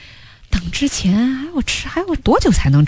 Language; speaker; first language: Chinese; native; Chinese